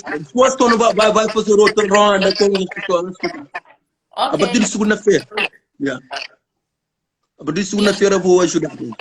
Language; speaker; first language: Portuguese; non-native, learner; Kabuverdianu